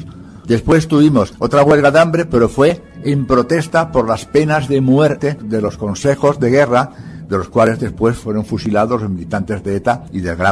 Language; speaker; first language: Spanish; native; Spanish